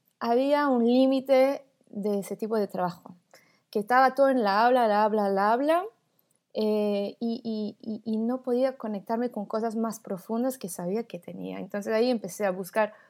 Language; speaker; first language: Spanish; non-native, fluent; Portuguese